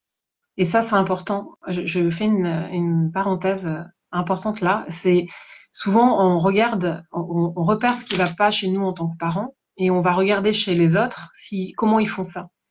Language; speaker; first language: French; native; French